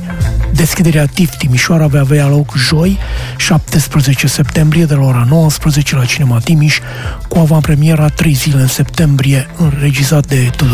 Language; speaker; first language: Romanian; native; Romanian